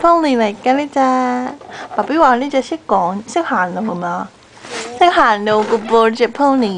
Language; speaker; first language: Cantonese; native; Cantonese